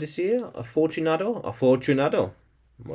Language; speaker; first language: Spanish; non-native, learner; English